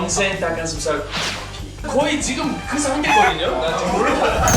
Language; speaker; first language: Korean; non-native, fluent; Greek